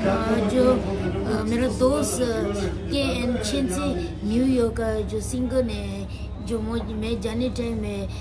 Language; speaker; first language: Hindi; non-native, local second language; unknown